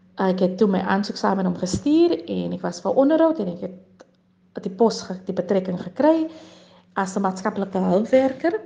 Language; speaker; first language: Afrikaans; native; Afrikaans